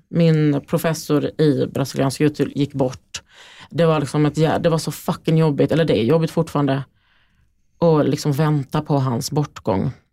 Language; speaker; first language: Swedish; native; Swedish